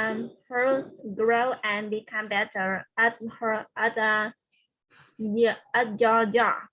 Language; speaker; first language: English; non-native, learner; Vietnamese